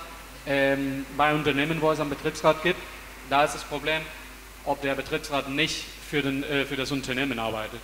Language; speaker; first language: German; non-native, fluent; Spanish